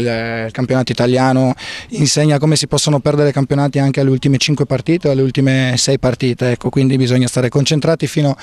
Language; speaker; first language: Italian; native; Italian